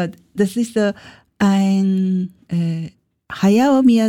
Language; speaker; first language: German; non-native, learner; Japanese